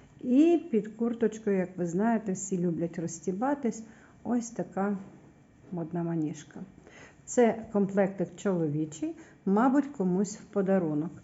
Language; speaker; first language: Ukrainian; native; Ukrainian